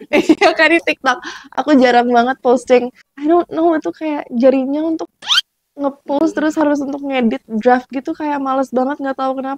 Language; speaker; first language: Indonesian; early bilingual, heritage; Indonesian